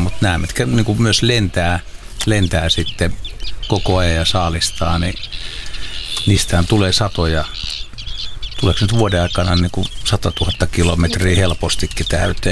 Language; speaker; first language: Finnish; native; Finnish